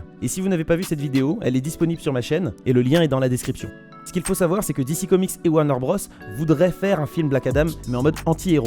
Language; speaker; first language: French; native; French